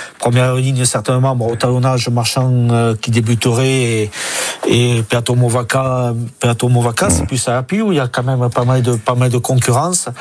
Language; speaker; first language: French; native; French